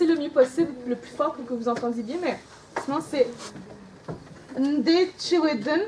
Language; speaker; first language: French; non-native, local second language; Innu-aimun